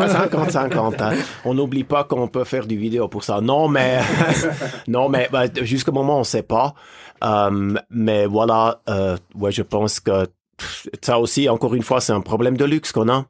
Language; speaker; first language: French; native; French